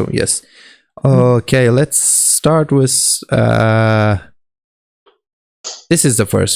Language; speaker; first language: English; non-native, learner; Persian